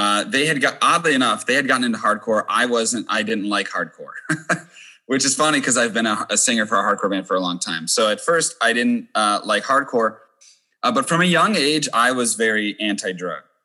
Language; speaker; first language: English; native; English